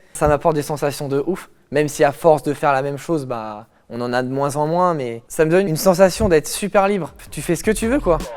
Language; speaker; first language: French; native; French